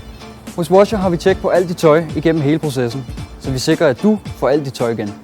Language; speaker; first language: Danish; native; Danish